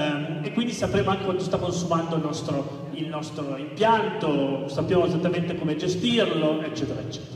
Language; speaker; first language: Italian; native; Italian